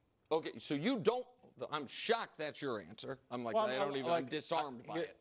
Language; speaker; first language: English; native; English